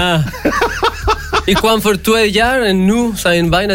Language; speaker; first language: Dutch; non-native, learner; Spanish